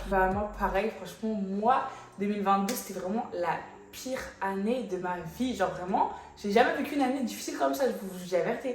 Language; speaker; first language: French; native; French